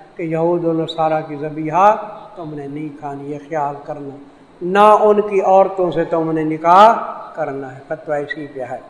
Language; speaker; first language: Urdu; non-native, local second language; Saraiki